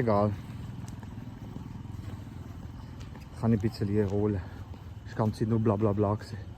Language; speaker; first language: German; early bilingual, other home language; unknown